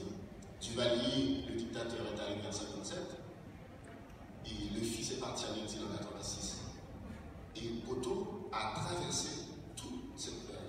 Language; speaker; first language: French; non-native, local second language; Haitian Creole